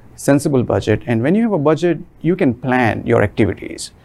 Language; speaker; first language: English; non-native, local second language; Gujarati